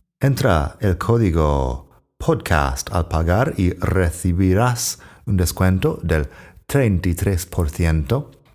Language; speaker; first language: Spanish; non-native, fluent; English